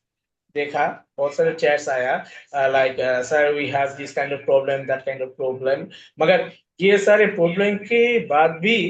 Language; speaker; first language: Hindi; non-native, fluent; Bangla